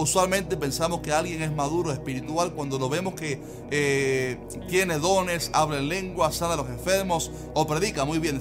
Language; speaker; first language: Spanish; native; Spanish